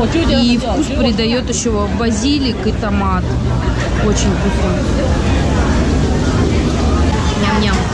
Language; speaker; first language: Russian; native; Russian